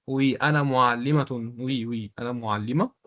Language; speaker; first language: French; non-native, fluent; Arabic